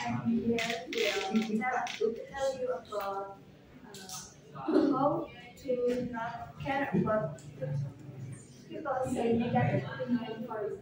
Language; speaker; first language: English; non-native, learner; Indonesian